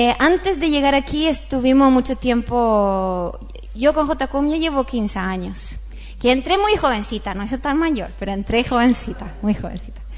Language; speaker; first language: Spanish; non-native, fluent; Swedish